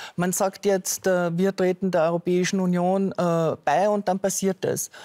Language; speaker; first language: German; native; German